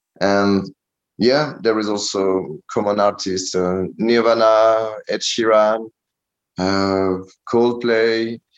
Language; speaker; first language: English; non-native, learner; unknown